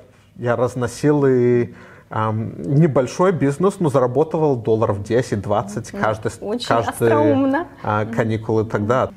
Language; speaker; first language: Russian; early bilingual, heritage; Russian